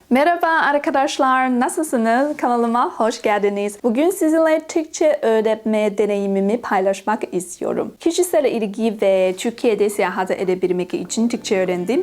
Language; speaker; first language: Turkish; non-native, learner; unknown